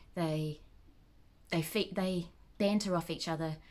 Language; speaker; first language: English; native; English